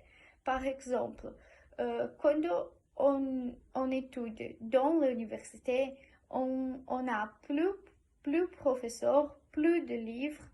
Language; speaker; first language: French; non-native, learner; Portuguese